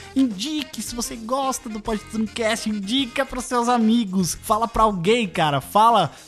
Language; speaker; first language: Portuguese; native; Portuguese